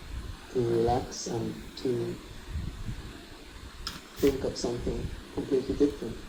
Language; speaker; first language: English; non-native, fluent; Swiss German